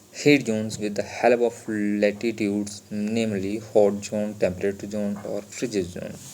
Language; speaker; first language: English; non-native, local second language; Punjabi